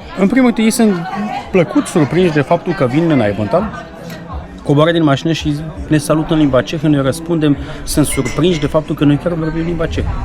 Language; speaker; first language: Romanian; non-native, local second language; Czech